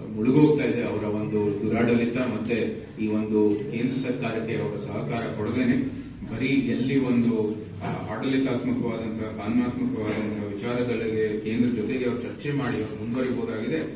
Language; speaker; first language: Kannada; native; Kannada